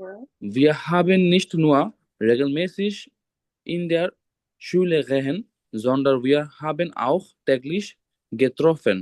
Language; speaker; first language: German; non-native, learner; Bangla